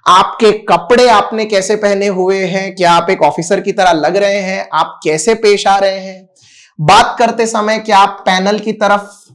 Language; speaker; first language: Hindi; non-native, local second language; Marathi